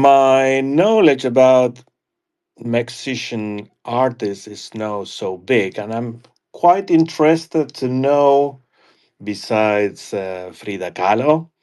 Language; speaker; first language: English; non-native, fluent; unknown